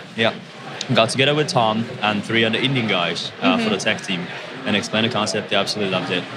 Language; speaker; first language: English; non-native, fluent; Japanese